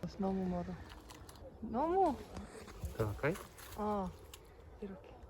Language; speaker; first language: Korean; non-native, learner; Ukrainian